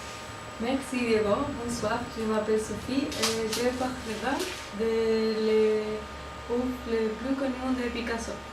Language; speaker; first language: French; non-native, learner; Spanish